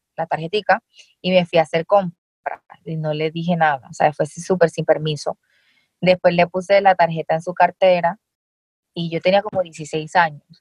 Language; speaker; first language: Spanish; native; Spanish